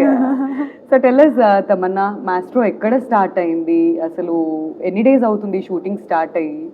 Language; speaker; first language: Telugu; native; Telugu